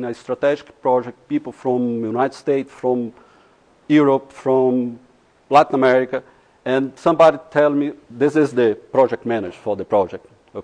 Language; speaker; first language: English; non-native, fluent; Portuguese